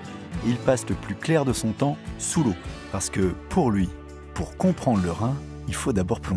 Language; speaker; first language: French; native; French